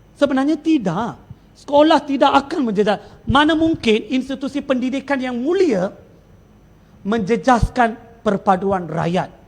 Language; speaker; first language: Malay; non-native, local second language; Tamil